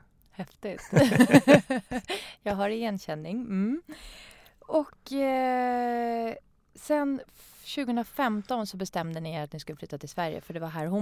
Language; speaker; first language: Swedish; non-native, fluent; Persian